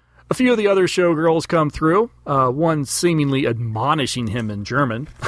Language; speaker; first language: English; native; English